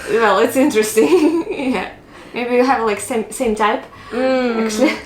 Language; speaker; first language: English; non-native, fluent; Russian